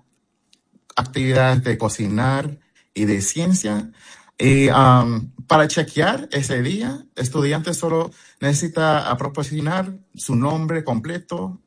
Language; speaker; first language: Spanish; early bilingual, heritage; Spanish